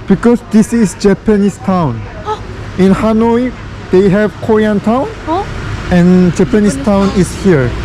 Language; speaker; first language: English; non-native, learner; Korean